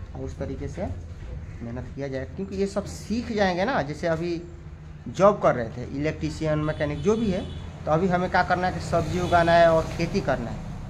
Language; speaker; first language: Hindi; native; Hindi